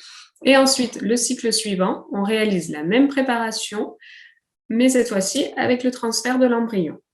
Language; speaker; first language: French; native; French